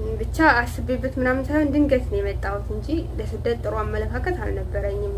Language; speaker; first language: Amharic; native; Amharic